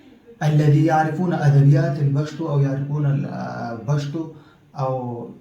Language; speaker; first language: Arabic; non-native, fluent; Pashto